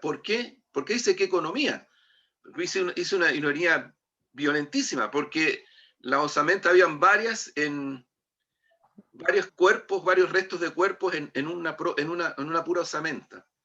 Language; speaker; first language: Spanish; native; Spanish